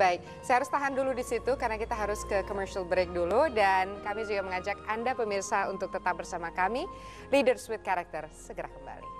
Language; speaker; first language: Indonesian; native; Indonesian